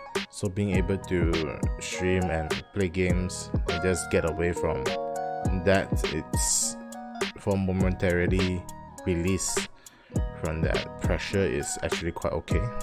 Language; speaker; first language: English; non-native, local second language; Chinese